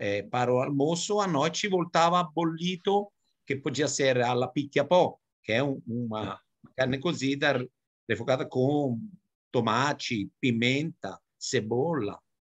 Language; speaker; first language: Portuguese; non-native, fluent; Italian